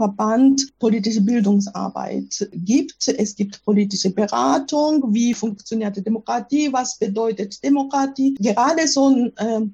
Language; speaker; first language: German; non-native, fluent; Japanese